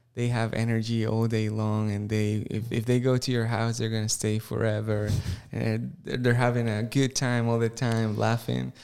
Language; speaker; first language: English; non-native, fluent; Spanish